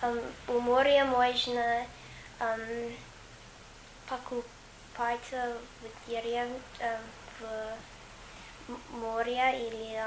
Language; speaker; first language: Russian; non-native, learner; English